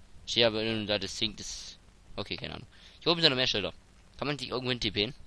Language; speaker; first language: German; native; German